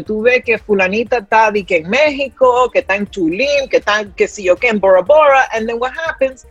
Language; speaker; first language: Spanish; early bilingual, heritage; Spanish